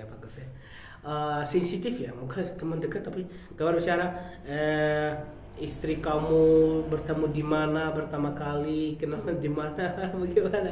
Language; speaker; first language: Indonesian; non-native, learner; Arabic